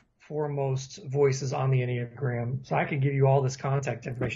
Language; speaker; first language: English; native; English